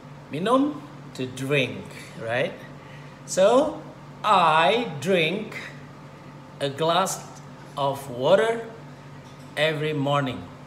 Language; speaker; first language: English; non-native, fluent; Indonesian